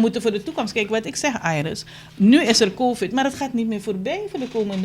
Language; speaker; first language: Dutch; native; Dutch